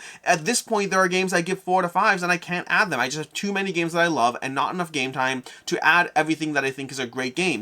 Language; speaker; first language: English; native; English